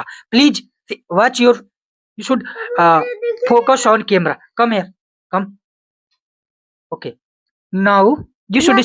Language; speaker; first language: English; non-native, local second language; Hindi